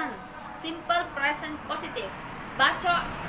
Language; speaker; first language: English; non-native, learner; Indonesian